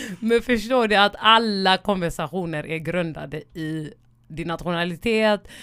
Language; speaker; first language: Swedish; early bilingual, other home language; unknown